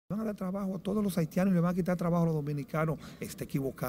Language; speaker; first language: Spanish; native; Spanish